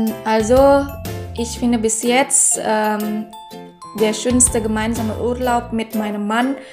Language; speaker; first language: German; non-native, learner; Indonesian